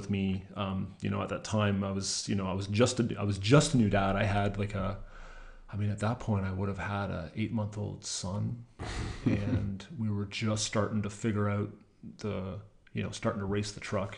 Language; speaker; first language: English; native; English